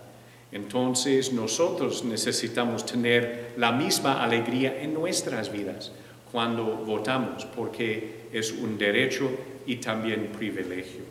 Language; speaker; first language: Spanish; non-native, fluent; English